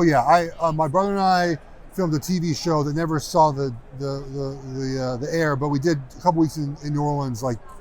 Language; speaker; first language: English; native; English